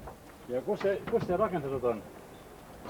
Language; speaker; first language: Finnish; non-native, learner; Estonian